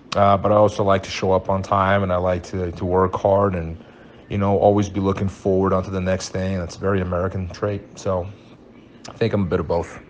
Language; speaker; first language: English; early bilingual, other home language; Portuguese